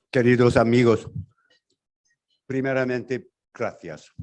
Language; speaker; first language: Spanish; non-native, fluent; English